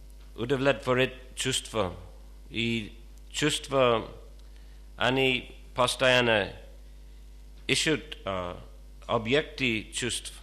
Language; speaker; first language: Russian; non-native, fluent; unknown